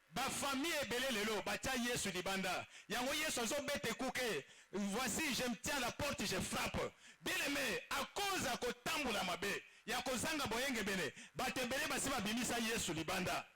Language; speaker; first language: Lingala; native; Lingala